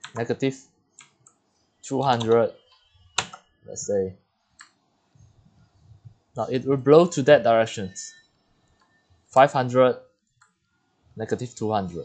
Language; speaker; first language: English; non-native, fluent; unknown